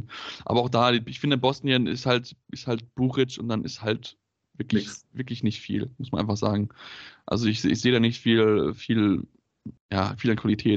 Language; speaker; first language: German; native; German